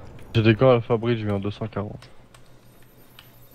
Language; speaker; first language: French; native; French